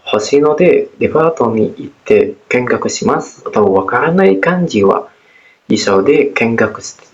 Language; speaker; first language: Japanese; non-native, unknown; Indonesian